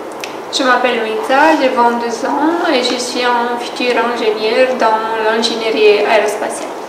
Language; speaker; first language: French; non-native, fluent; Romanian